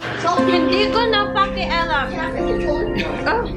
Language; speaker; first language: Filipino; early bilingual, heritage; English